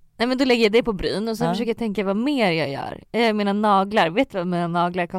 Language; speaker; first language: Swedish; native; Swedish